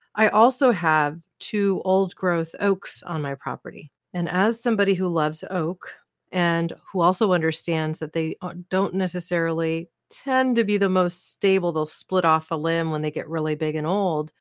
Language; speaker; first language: English; native; English